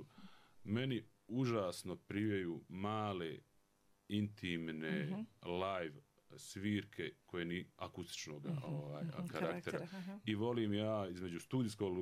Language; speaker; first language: Serbian; native; Serbian